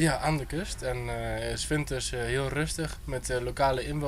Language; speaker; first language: Dutch; early bilingual, heritage; Dutch